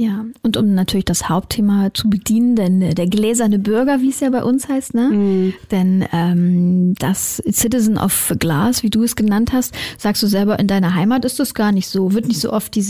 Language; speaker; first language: German; native; German